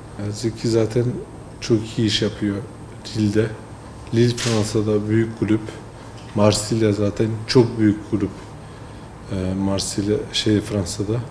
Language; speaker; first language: Turkish; early bilingual, heritage; French